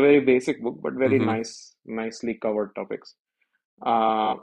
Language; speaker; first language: English; non-native, local second language; Hindi